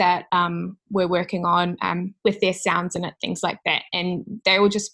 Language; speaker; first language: English; native; English